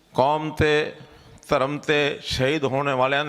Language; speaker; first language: Hindi; non-native, local second language; Punjabi